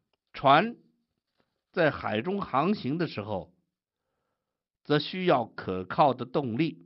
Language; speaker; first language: Chinese; native; Chinese